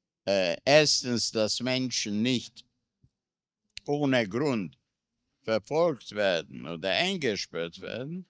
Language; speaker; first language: German; non-native, fluent; Hungarian